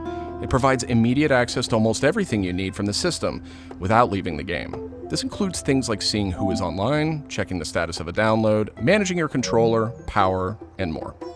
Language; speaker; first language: English; native; English